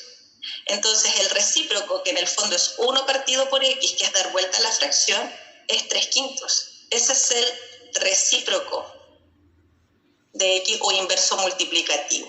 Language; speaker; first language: Spanish; native; Spanish